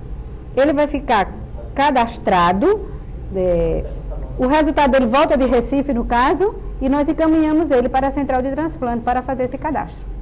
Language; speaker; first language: Portuguese; native; Portuguese